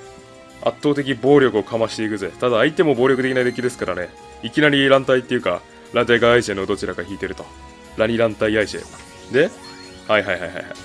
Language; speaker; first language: Japanese; native; Japanese